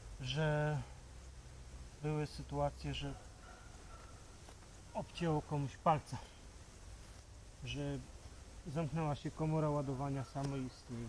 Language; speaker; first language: Polish; native; Polish